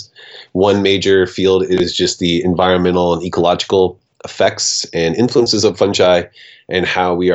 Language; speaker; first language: English; native; English